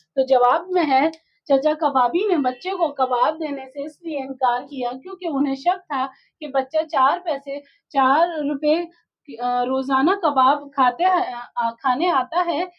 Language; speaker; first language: Urdu; native; Urdu